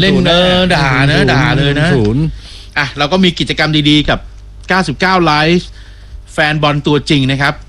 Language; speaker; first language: Thai; native; Thai